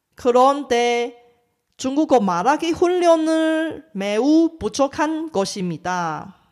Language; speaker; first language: Korean; non-native, fluent; Chinese